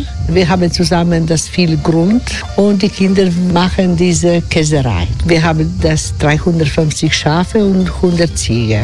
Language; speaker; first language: German; non-native, learner; Croatian